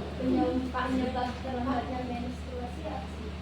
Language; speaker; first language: Indonesian; native; Indonesian